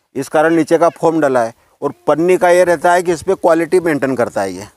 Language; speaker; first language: Hindi; native; Hindi